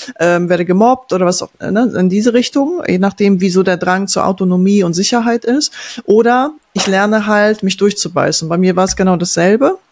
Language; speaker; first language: German; early bilingual, other home language; Polish